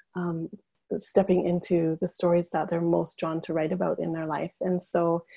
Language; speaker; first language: English; native; English